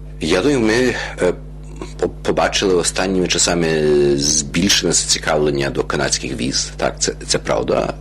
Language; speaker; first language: Ukrainian; early bilingual, heritage; Ukrainian